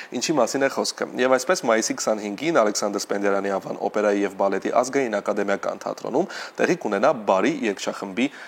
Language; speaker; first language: Armenian; native; Armenian